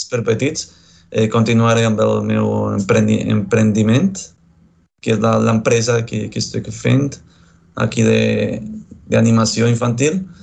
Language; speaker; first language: Catalan; non-native, fluent; Spanish